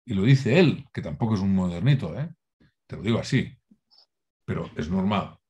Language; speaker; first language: Spanish; non-native, local second language; Catalan